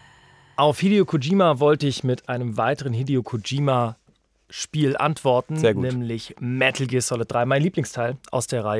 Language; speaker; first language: German; native; German